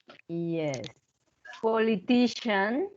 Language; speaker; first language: English; non-native, learner; Spanish